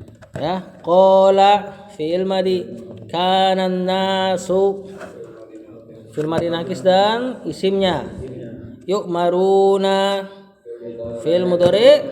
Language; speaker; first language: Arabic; non-native, fluent; Indonesian